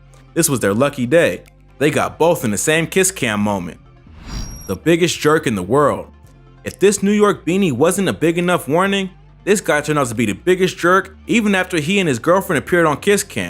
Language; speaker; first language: English; native; English